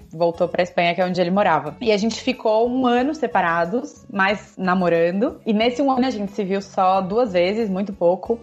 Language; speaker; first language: Portuguese; native; Portuguese